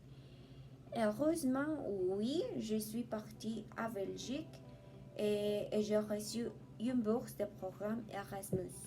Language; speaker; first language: French; non-native, learner; Spanish